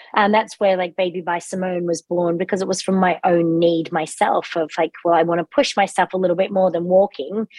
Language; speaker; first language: English; native; English